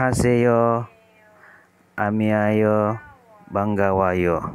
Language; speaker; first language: Korean; non-native, learner; Indonesian